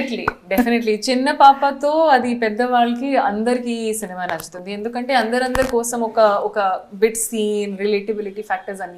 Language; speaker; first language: Telugu; non-native, fluent; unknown